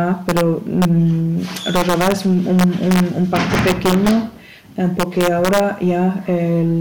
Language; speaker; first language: Spanish; non-native, learner; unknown